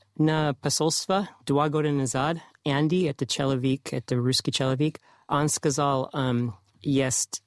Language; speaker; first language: Russian; non-native, learner; English